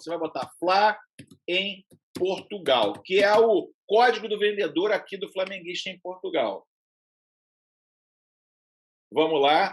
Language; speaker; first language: Portuguese; native; Portuguese